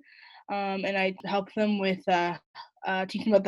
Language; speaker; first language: English; native; English